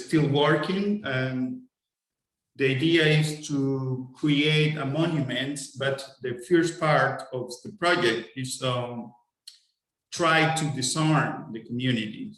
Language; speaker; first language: English; non-native, fluent; Spanish